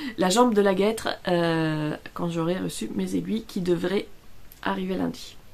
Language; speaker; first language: French; non-native, fluent; Italian